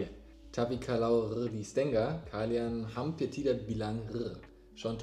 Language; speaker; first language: Indonesian; non-native, learner; German